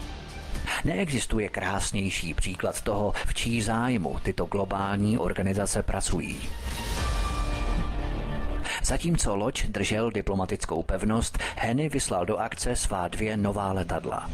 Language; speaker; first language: Czech; native; Czech